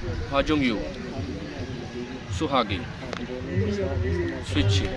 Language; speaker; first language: Korean; non-native, learner; Punjabi